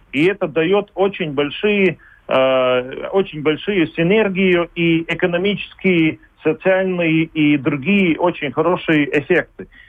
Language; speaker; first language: Russian; non-native, local second language; Latvian